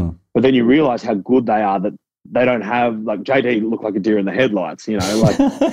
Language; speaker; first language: English; native; English